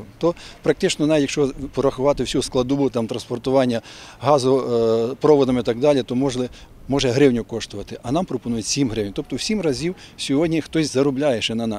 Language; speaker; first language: Ukrainian; native; Ukrainian